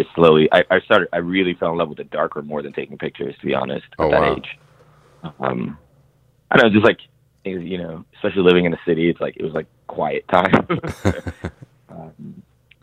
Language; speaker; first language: English; native; English